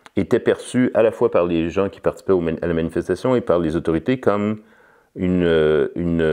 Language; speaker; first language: French; native; French